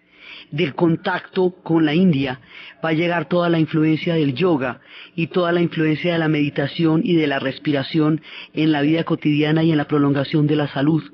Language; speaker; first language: Spanish; native; Spanish